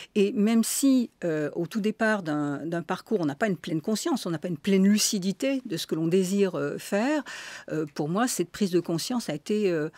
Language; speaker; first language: French; native; French